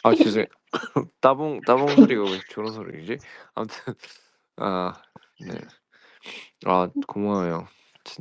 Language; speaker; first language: Korean; early bilingual, heritage; Korean